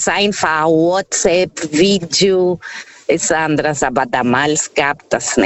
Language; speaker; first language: German; non-native, learner; Portuguese